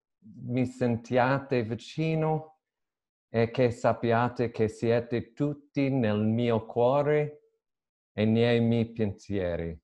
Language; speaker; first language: Italian; non-native, learner; English